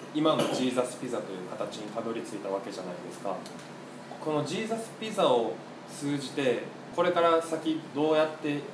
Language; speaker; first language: Japanese; native; Japanese